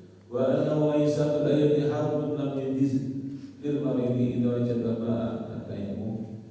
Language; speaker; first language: Arabic; non-native, fluent; Indonesian